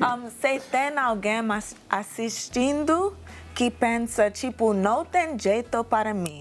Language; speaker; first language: Portuguese; non-native, learner; English